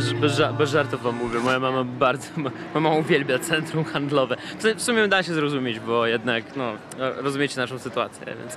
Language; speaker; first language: Polish; non-native, fluent; Russian